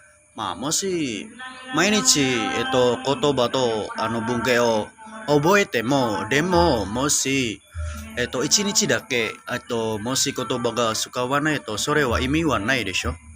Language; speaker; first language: Japanese; non-native, learner; Indonesian